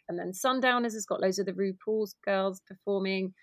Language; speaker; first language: English; native; English